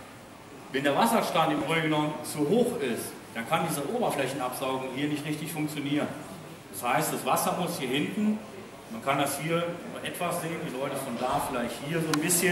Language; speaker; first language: German; native; German